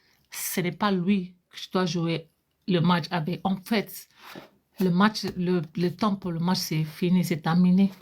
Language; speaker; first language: French; non-native, fluent; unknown